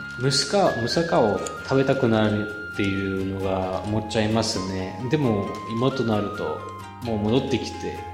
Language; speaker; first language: Japanese; non-native, fluent; Bulgarian